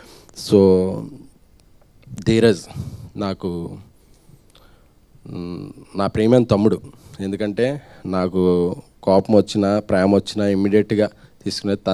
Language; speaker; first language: Telugu; native; Telugu